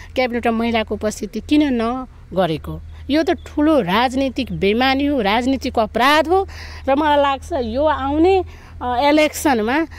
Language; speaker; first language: Nepali; non-native, local second language; Maithili